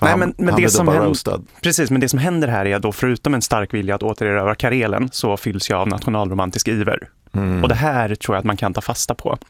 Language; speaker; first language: Swedish; native; Swedish